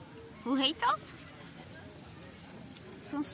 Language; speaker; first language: Dutch; native; Dutch